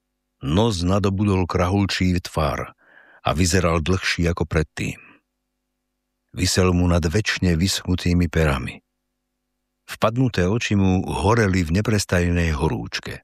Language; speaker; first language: Slovak; native; Slovak